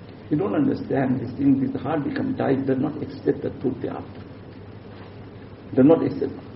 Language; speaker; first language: English; non-native, local second language; Urdu